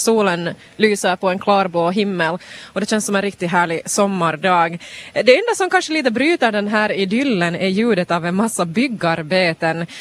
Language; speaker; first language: Swedish; native; Swedish